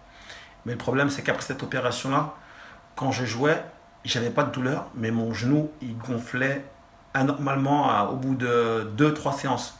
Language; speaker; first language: French; native; French